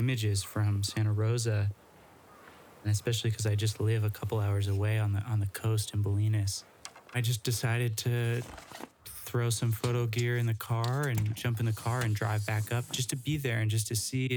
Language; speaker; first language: English; native; English